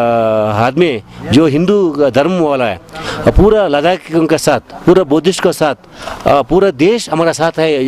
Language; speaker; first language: Hindi; non-native, local second language; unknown